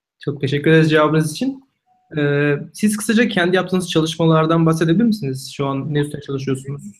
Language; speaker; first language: Turkish; native; Turkish